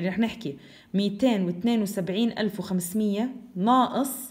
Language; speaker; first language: Arabic; native; Arabic